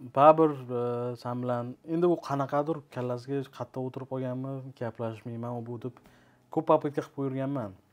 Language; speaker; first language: Uzbek; early bilingual, heritage; Uzbek